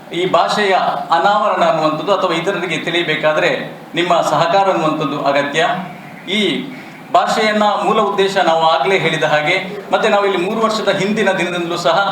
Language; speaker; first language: Kannada; native; Kannada